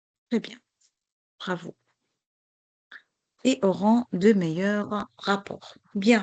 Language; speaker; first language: French; non-native, local second language; Arabic